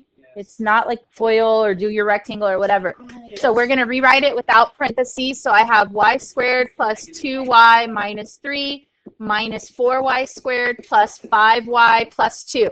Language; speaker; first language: English; native; English